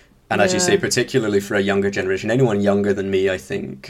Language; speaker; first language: English; native; English